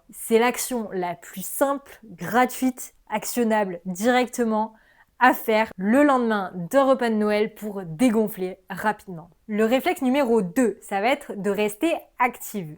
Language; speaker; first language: French; native; French